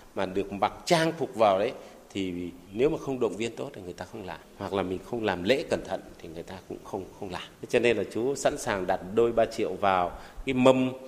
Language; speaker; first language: Vietnamese; non-native, local second language; Tày